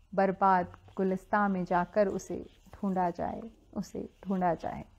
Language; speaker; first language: Hindi; native; Hindi